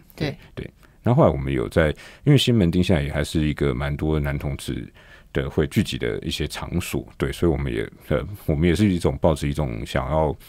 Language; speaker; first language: Chinese; native; Chinese